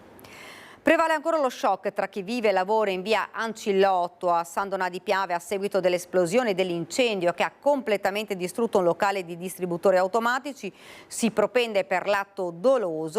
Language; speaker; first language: Italian; native; Italian